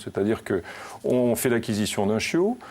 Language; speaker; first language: French; native; French